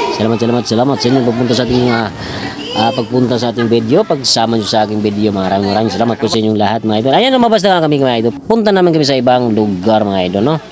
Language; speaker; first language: Filipino; non-native, local second language; Cebuano